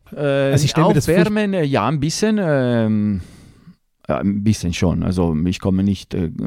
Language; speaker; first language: German; non-native, fluent; Italian